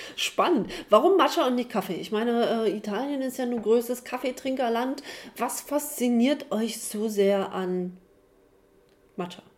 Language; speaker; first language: German; native; German